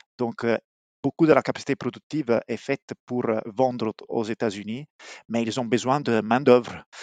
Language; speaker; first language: French; non-native, fluent; Italian